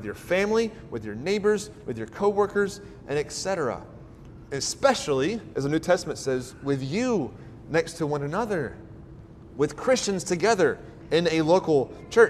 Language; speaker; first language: English; native; English